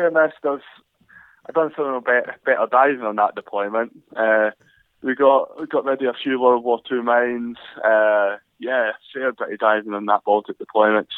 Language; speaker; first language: English; native; English